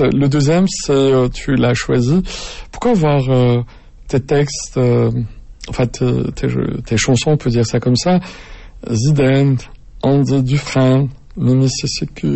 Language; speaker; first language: French; native; French